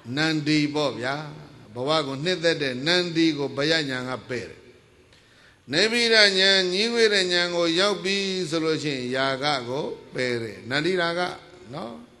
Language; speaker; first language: Burmese; native; Burmese